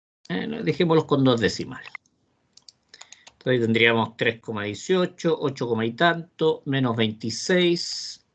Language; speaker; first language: Spanish; native; Spanish